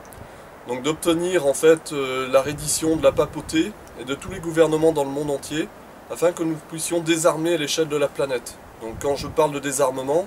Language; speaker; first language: French; native; French